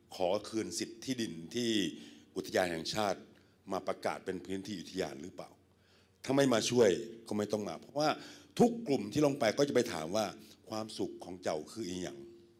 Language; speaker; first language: Thai; native; Thai